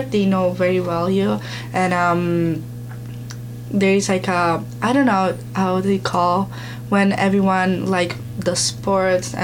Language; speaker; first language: English; non-native, learner; Italian